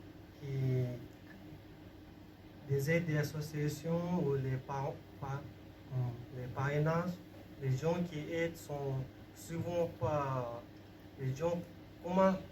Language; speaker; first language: French; non-native, learner; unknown